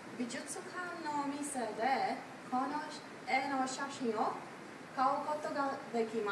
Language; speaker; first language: Japanese; non-native, learner; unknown